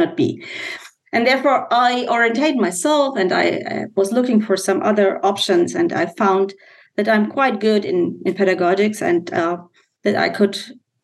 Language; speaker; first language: English; non-native, fluent; German